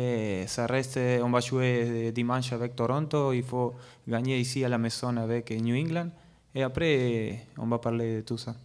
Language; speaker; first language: French; non-native, learner; Spanish